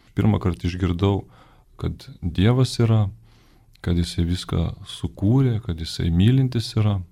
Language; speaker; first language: Lithuanian; native; Lithuanian